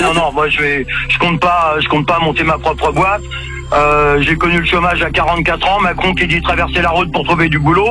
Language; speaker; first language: French; native; French